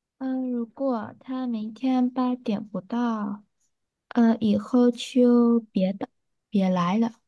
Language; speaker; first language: Chinese; non-native, learner; Vietnamese